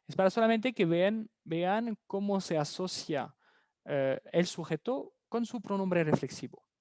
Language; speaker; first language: Spanish; non-native, fluent; French